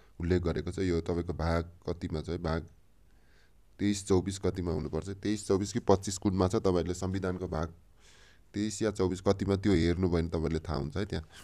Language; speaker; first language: Nepali; native; Nepali